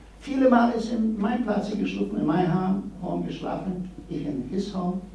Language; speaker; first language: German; non-native, learner; Polish